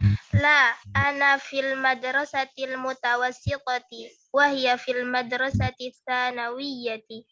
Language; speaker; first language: Arabic; non-native, learner; Indonesian